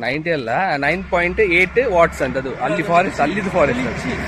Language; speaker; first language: Kannada; non-native, local second language; Tulu